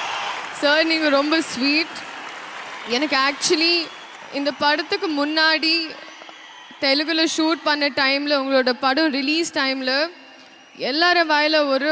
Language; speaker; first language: Tamil; non-native, learner; Telugu